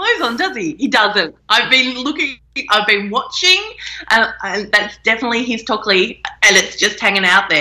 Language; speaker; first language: English; native; English